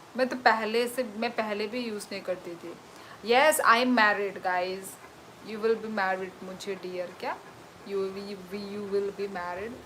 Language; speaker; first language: Hindi; non-native, local second language; Kok Borok